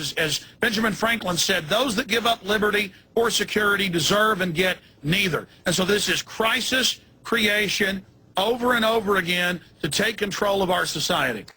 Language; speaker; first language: English; native; English